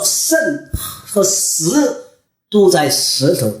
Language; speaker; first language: Chinese; early bilingual, heritage; Chinese